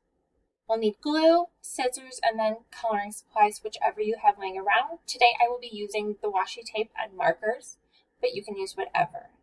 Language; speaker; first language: English; native; English